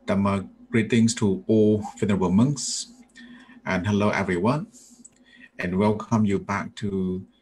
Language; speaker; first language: English; non-native, fluent; Thai